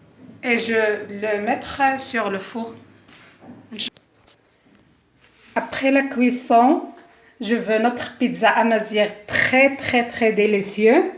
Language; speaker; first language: French; non-native, local second language; Arabic